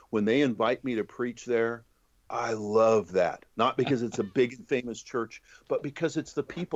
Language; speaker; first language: English; native; English